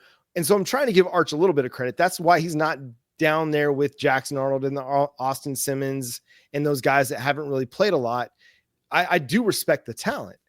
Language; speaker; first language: English; native; English